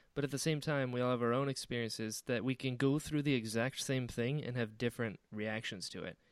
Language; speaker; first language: English; native; English